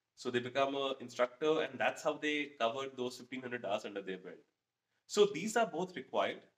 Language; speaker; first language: English; non-native, local second language; Hindi